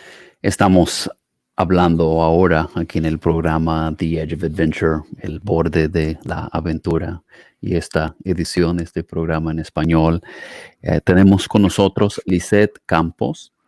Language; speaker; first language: Spanish; non-native, fluent; English